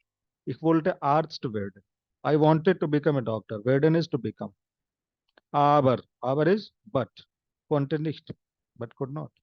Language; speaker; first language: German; non-native, fluent; Hindi